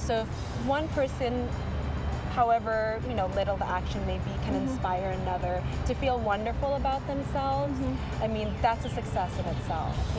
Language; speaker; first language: English; early bilingual, other home language; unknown